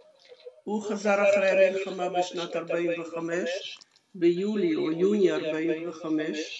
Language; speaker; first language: Hebrew; non-native, fluent; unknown